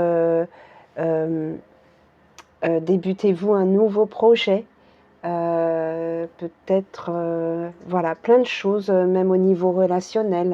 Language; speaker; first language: French; native; French